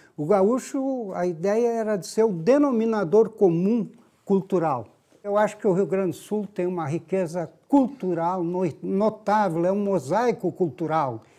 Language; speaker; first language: Portuguese; native; Portuguese